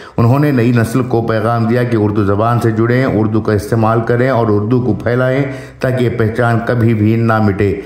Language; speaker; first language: Urdu; native; Urdu